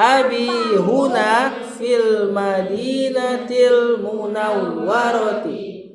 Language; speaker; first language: Arabic; non-native, fluent; Indonesian